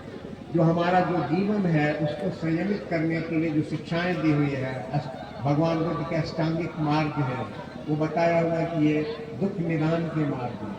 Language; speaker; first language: Hindi; native; Hindi